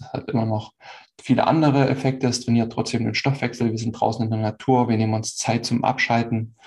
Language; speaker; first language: German; native; German